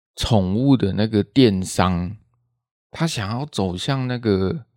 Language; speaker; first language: Chinese; native; Chinese